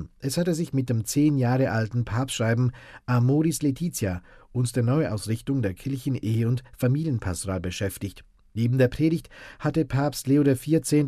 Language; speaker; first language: German; native; German